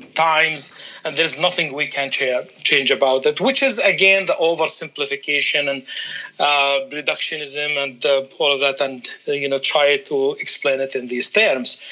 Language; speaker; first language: English; non-native, fluent; Arabic